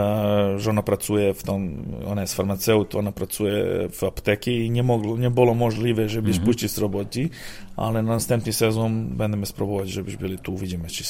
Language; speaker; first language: Polish; non-native, learner; Serbian